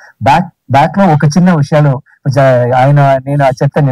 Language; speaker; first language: Telugu; non-native, learner; Tamil